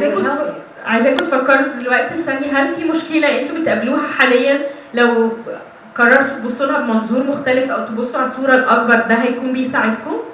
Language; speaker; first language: Arabic; native; Arabic